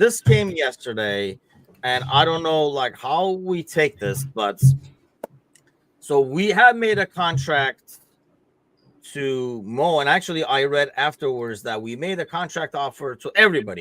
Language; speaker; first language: English; native; English